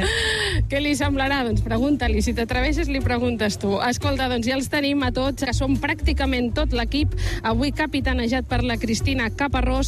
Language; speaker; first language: Catalan; native; Catalan